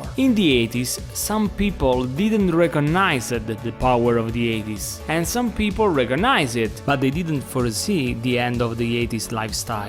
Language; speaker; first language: English; non-native, fluent; Italian